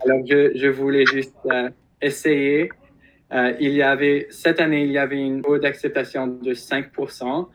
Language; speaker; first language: French; non-native, local second language; English